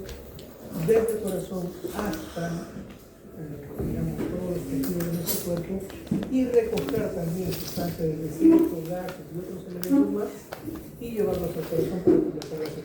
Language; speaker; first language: Spanish; native; Spanish